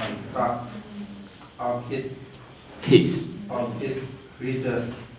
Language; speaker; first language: English; non-native, learner; Shan